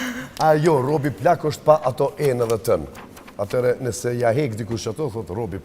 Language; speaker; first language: Albanian; native; Albanian